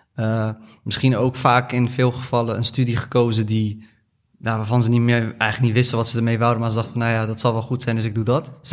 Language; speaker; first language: Dutch; early bilingual, other home language; Arabic